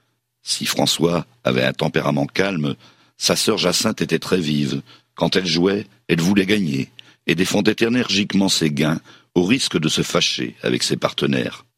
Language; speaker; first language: French; native; French